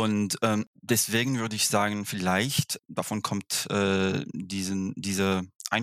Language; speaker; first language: German; non-native, fluent; Arabic